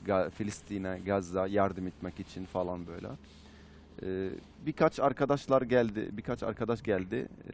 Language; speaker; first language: Turkish; non-native, fluent; Arabic